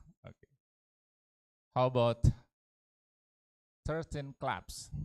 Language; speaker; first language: English; non-native, learner; Indonesian